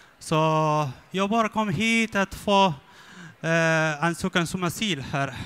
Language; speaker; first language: Swedish; non-native, learner; Persian